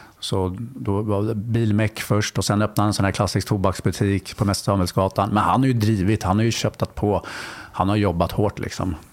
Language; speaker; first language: Swedish; native; Swedish